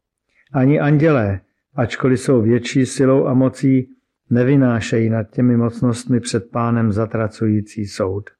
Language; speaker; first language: Czech; native; Czech